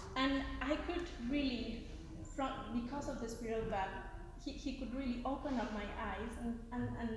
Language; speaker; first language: English; non-native, fluent; Spanish